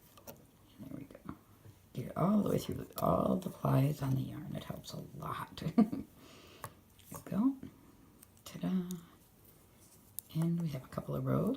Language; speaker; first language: English; native; English